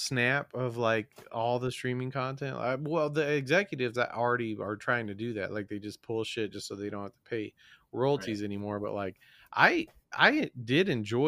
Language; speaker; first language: English; native; English